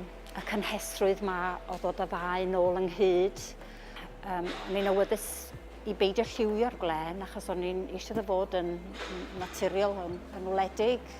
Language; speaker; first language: Welsh; native; Welsh